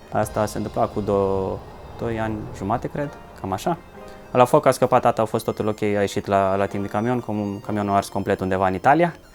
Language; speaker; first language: Romanian; early bilingual, heritage; Romanian